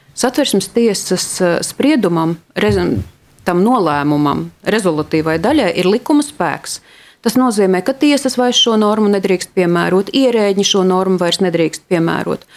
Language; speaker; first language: Latvian; native; Latvian